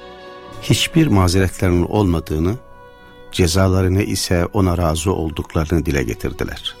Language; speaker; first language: Turkish; native; Turkish